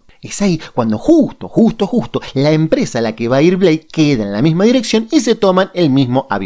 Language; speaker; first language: Spanish; native; Spanish